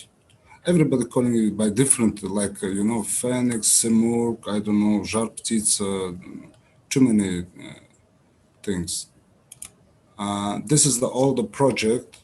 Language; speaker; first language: English; non-native, learner; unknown